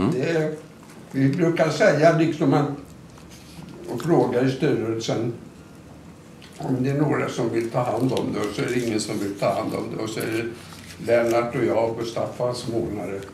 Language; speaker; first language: Swedish; native; Swedish